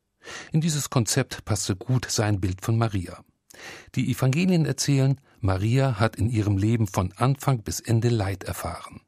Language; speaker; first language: German; native; German